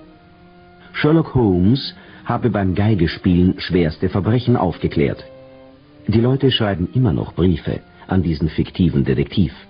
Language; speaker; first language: German; native; German